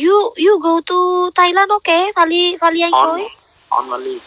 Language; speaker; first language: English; non-native, learner; Vietnamese